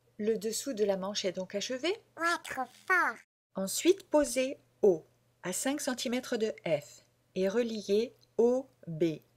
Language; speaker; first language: French; native; French